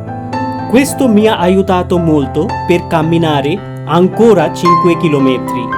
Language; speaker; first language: Italian; non-native, fluent; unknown